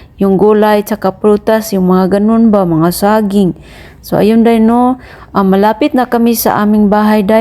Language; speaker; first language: Filipino; non-native, local second language; Cebuano